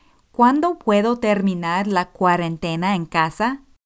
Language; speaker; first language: Spanish; non-native, fluent; English